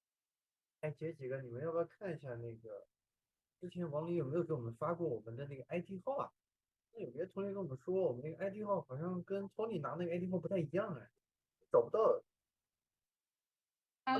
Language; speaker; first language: Chinese; native; Chinese